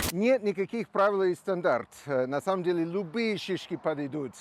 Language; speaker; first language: Russian; non-native, fluent; English